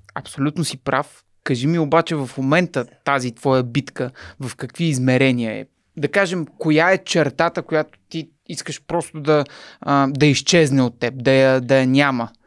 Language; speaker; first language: Bulgarian; native; Bulgarian